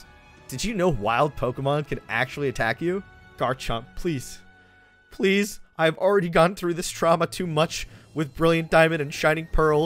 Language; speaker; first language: English; native; English